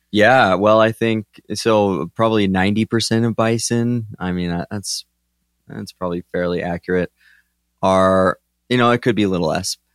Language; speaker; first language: English; native; English